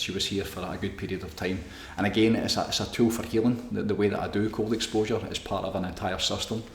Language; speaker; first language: English; native; English